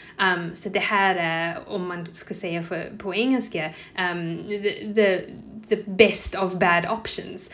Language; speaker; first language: Swedish; non-native, fluent; English